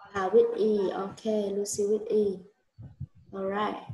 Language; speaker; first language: English; non-native, learner; Vietnamese